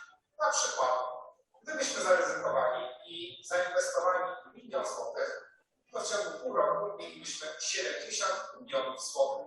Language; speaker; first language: Polish; native; Polish